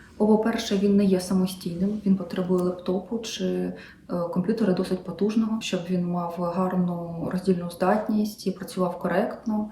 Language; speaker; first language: Ukrainian; native; Ukrainian